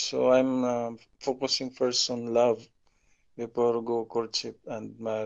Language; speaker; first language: English; non-native, local second language; Filipino